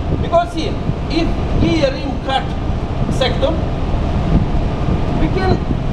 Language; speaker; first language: English; non-native, learner; Russian